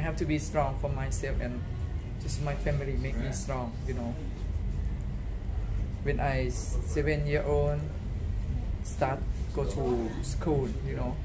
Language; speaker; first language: English; non-native, learner; Thai